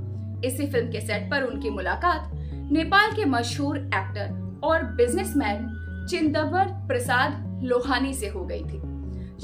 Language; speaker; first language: Hindi; native; Hindi